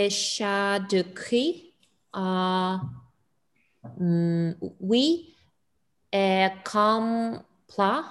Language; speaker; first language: French; non-native, learner; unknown